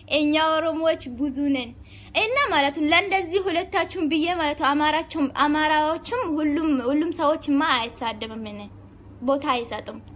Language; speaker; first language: Amharic; non-native, local second language; Oromo